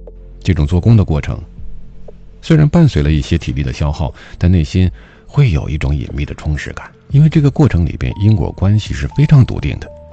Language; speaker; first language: Chinese; native; Chinese